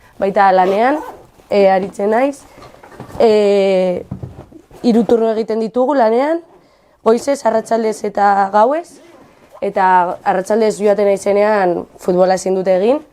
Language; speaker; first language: Basque; non-native, local second language; Spanish